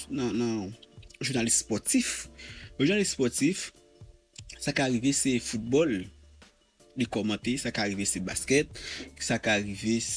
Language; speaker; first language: Haitian Creole; native; Haitian Creole